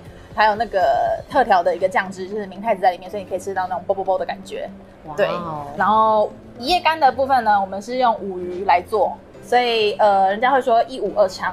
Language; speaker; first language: Chinese; native; Chinese